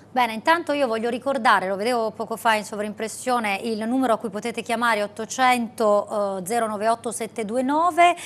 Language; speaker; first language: Italian; native; Italian